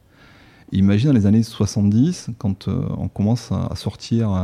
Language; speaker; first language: French; native; French